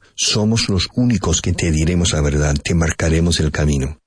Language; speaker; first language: Spanish; non-native, fluent; English